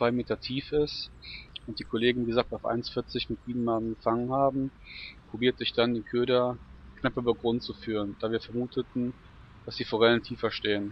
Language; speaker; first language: German; native; German